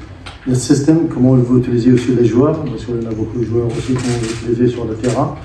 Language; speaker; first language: French; non-native, learner; Arabic